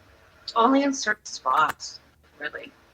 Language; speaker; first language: English; native; English